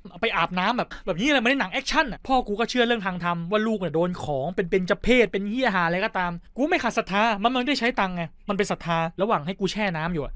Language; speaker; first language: Thai; native; Thai